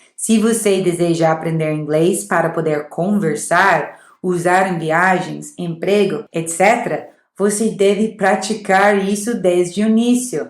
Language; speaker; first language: Portuguese; non-native, fluent; English